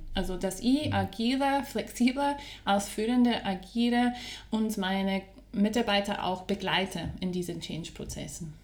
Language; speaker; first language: German; non-native, fluent; English